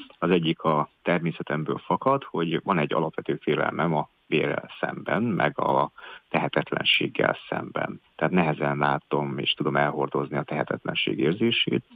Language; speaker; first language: Hungarian; native; Hungarian